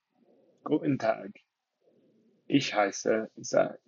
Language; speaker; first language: German; non-native, fluent; English